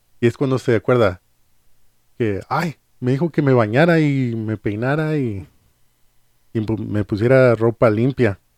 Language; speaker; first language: Spanish; early bilingual, heritage; Spanish